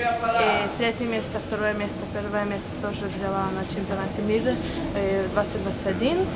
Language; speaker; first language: Russian; early bilingual, heritage; Russian